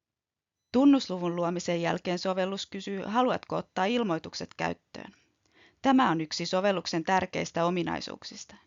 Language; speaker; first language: Finnish; native; Finnish